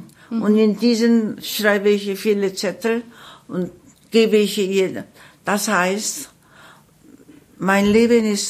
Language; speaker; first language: German; non-native, learner; Korean